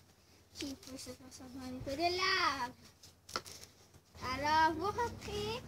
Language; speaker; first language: French; native; French